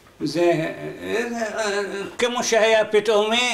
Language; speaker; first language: Hebrew; non-native, fluent; Arabic